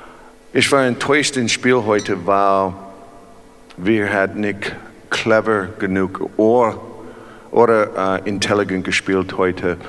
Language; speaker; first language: German; non-native, learner; English